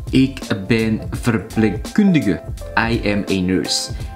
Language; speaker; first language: Dutch; non-native, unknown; Filipino